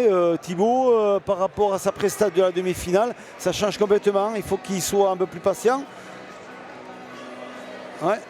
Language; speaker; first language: French; native; French